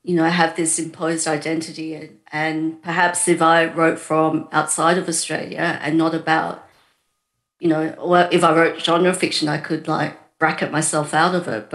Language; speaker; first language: English; native; English